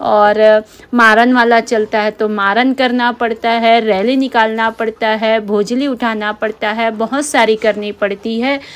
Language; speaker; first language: Hindi; native; Hindi